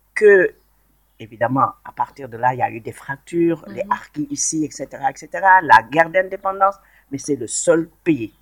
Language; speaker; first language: French; non-native, local second language; Wolof